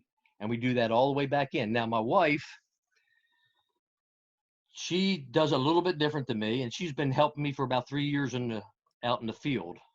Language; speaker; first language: English; native; English